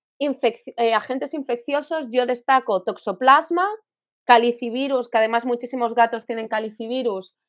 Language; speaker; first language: Spanish; native; Spanish